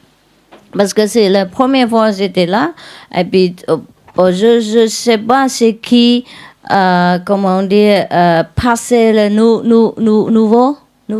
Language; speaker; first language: French; non-native, learner; Vietnamese